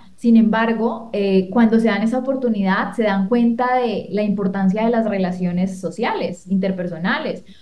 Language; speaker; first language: Spanish; native; Spanish